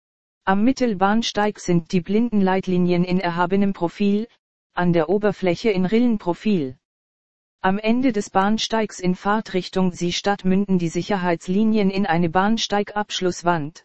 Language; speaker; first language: German; native; German